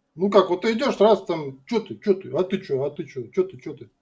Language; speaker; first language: Russian; native; Russian